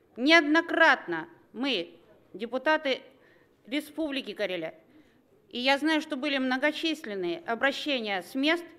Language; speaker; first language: Russian; native; Russian